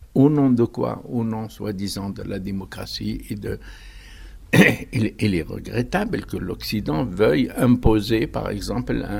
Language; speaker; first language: French; non-native, local second language; Arabic